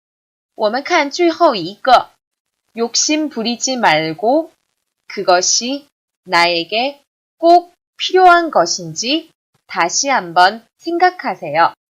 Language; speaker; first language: Korean; non-native, fluent; Chinese